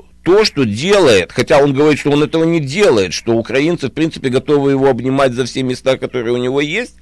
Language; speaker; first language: Russian; native; Russian